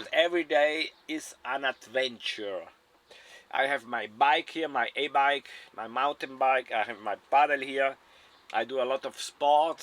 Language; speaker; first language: English; non-native, learner; German